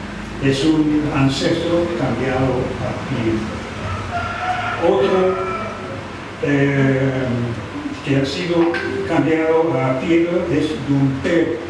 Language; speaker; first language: Spanish; non-native, fluent; English